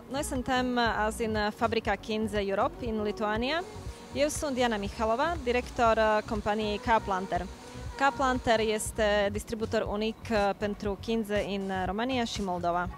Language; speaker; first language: Romanian; non-native, learner; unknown